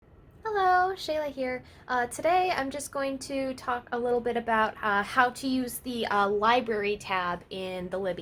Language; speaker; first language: English; native; English